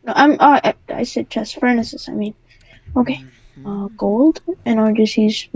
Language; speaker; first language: English; native; English